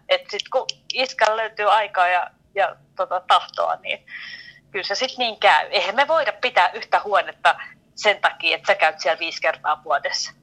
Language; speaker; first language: Finnish; native; Finnish